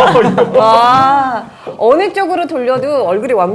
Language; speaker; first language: Korean; native; Korean